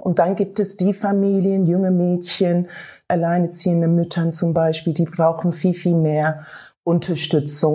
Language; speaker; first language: German; non-native, fluent; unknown